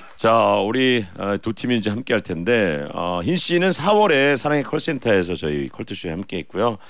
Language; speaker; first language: Korean; native; Korean